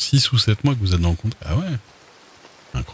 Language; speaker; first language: French; native; French